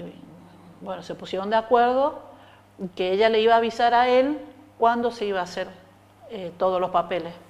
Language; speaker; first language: Spanish; native; Spanish